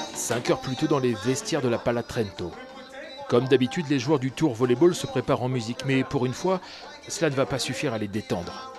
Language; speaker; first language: French; native; French